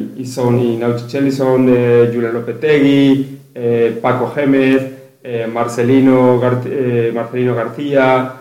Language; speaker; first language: Polish; non-native, learner; Spanish